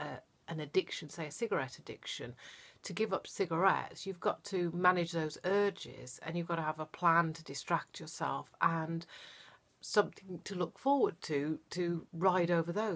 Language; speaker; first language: English; native; English